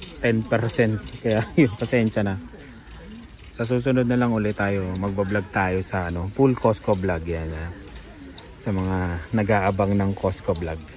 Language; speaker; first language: Filipino; native; Filipino